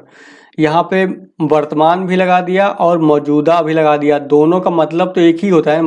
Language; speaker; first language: Hindi; native; Hindi